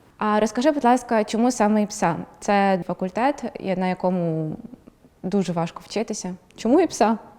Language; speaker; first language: Ukrainian; native; Ukrainian